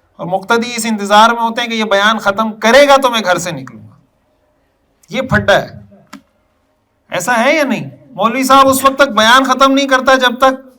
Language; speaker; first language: Urdu; native; Urdu